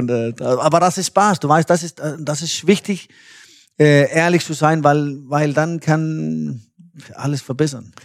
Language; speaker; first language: German; non-native, fluent; Danish